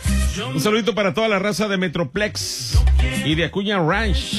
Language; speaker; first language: Spanish; native; Spanish